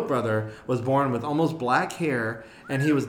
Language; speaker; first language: English; native; English